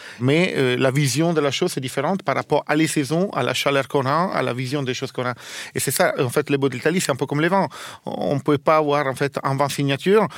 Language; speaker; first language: French; non-native, fluent; Italian